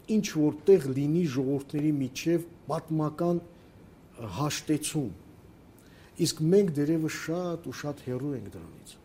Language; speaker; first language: Armenian; native; Armenian